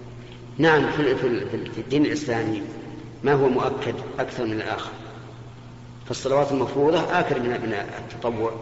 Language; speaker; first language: Arabic; native; Arabic